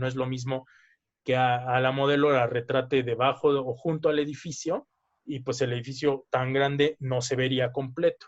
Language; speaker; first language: Spanish; native; Spanish